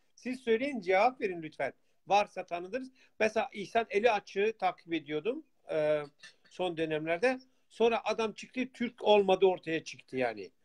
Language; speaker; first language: Turkish; non-native, local second language; Kurdish